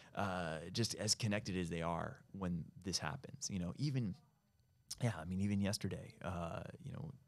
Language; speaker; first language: English; native; English